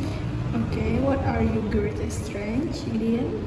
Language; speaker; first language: English; non-native, learner; Indonesian